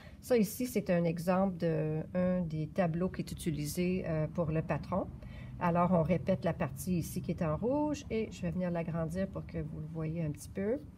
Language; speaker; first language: French; native; French